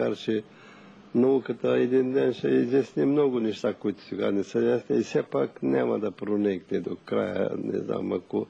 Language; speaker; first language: Bulgarian; native; Bulgarian